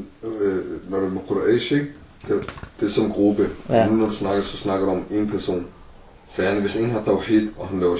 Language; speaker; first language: Danish; early bilingual, other home language; Arabic